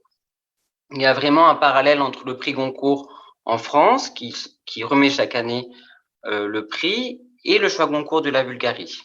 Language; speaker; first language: French; native; French